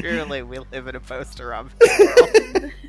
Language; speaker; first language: English; native; English